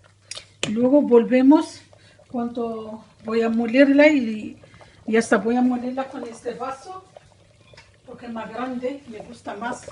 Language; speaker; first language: Spanish; non-native, learner; Arabic